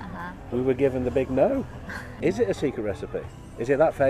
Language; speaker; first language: English; native; English